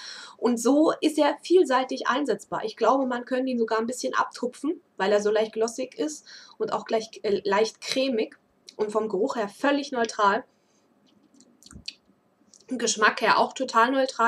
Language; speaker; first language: German; native; German